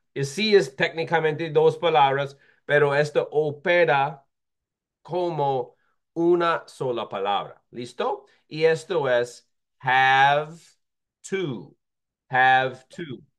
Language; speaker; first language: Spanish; non-native, fluent; English